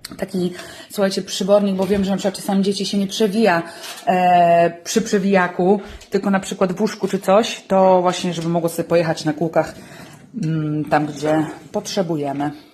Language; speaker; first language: Polish; native; Polish